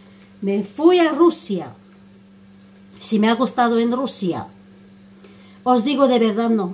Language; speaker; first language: Spanish; non-native, fluent; Armenian